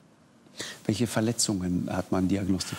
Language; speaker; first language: German; native; German